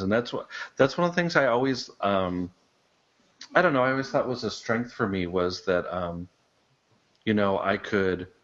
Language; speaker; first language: English; native; English